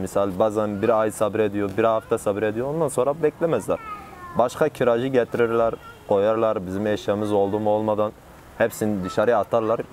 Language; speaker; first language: Turkish; non-native, learner; Arabic